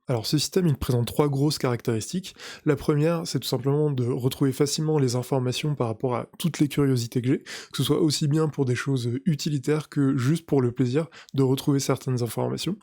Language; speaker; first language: French; native; French